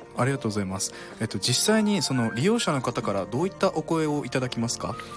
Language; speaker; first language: Japanese; native; Japanese